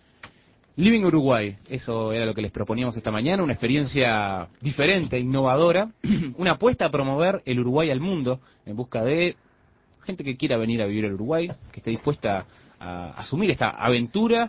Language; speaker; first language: Spanish; native; Spanish